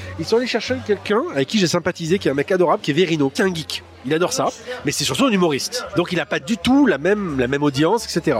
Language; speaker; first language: French; native; French